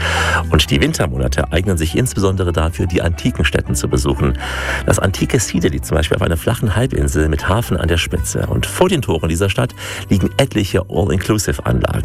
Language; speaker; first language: German; native; German